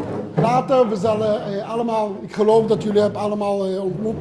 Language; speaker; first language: Dutch; non-native, learner; Hebrew